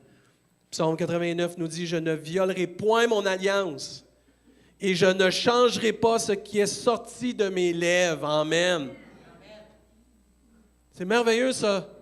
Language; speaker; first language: French; native; French